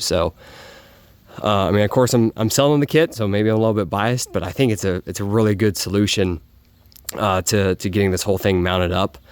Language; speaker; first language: English; native; English